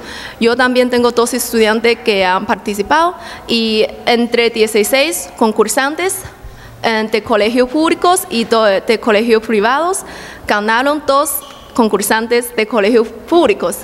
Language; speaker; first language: Spanish; non-native, fluent; Chinese